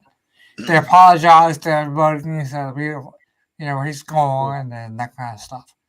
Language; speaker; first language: English; native; English